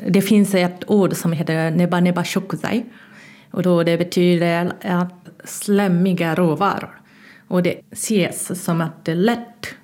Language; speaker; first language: Swedish; non-native, fluent; Japanese